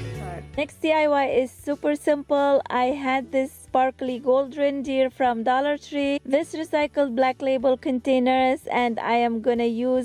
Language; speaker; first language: English; non-native, fluent; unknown